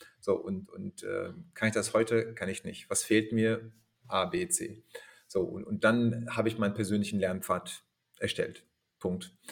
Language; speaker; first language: German; native; German